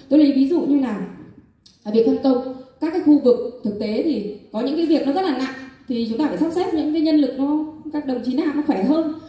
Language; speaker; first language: Vietnamese; non-native, local second language; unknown